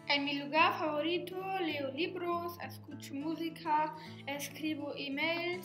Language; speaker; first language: Spanish; non-native, learner; German